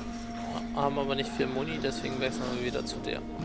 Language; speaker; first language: German; native; German